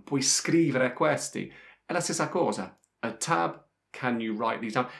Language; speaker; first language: Italian; non-native, fluent; English